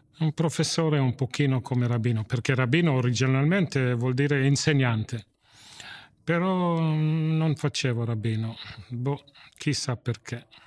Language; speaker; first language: Italian; non-native, fluent; English